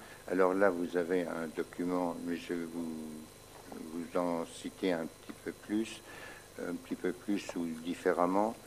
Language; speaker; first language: French; native; French